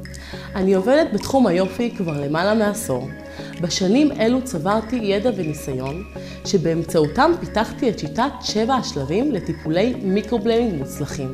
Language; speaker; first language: Hebrew; native; Hebrew